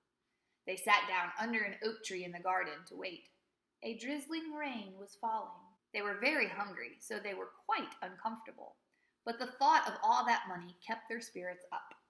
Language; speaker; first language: English; native; English